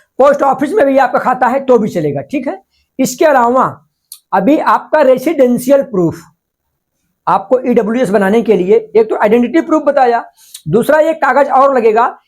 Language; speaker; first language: Hindi; non-native, local second language; Marathi